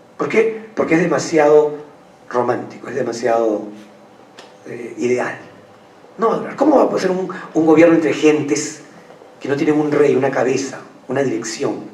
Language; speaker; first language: Spanish; native; Spanish